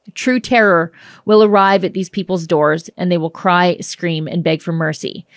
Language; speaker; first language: English; native; English